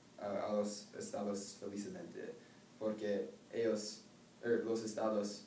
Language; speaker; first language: Spanish; non-native, learner; English